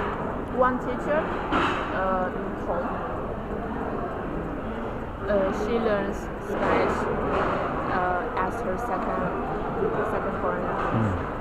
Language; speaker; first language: English; non-native, learner; Chinese